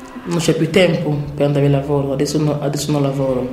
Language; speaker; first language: Italian; non-native, learner; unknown